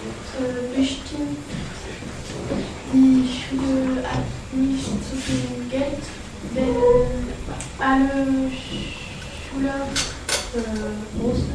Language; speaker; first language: German; non-native, learner; French